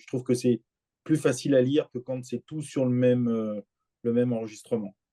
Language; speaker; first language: French; native; French